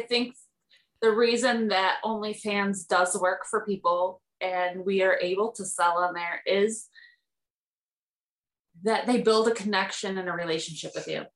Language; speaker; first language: English; native; English